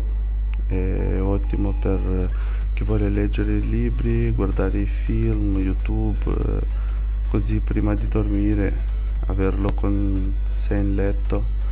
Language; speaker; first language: Italian; non-native, fluent; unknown